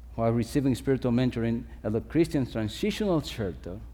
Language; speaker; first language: English; non-native, fluent; Spanish